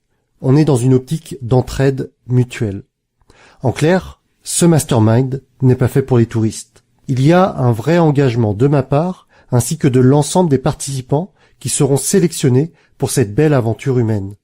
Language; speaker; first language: French; native; French